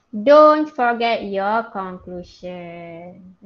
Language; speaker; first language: English; non-native, local second language; Malay